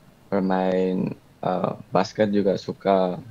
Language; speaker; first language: Indonesian; early bilingual, heritage; Indonesian